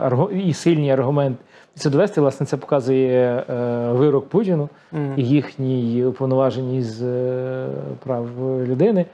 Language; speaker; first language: Ukrainian; native; Ukrainian